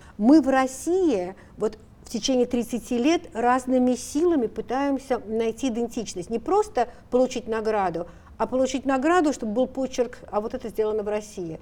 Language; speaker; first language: Russian; native; Russian